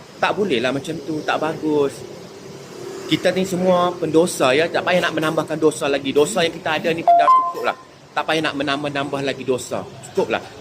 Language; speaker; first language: Malay; native; Malay